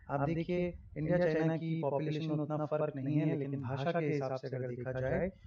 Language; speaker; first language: Hindi; non-native, local second language; Rajasthani